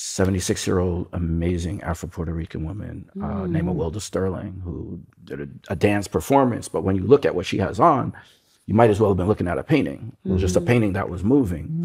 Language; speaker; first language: English; native; English